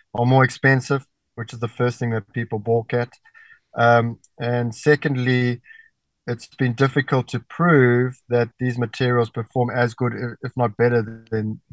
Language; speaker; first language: English; native; English